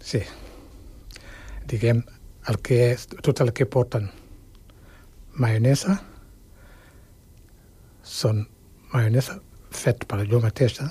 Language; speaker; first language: Catalan; non-native, fluent; Wolof